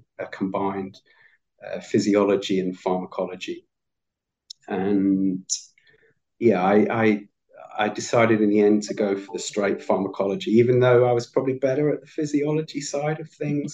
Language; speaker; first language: English; native; English